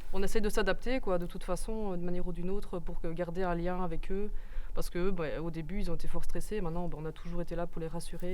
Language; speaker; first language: French; native; French